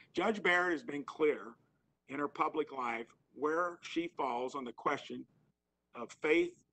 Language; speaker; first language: English; native; English